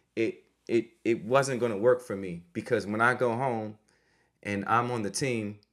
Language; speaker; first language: English; native; English